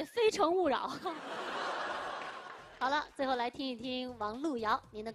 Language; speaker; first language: Chinese; native; Chinese